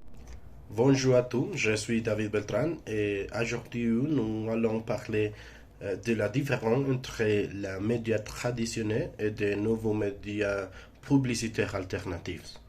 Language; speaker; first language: French; non-native, learner; Spanish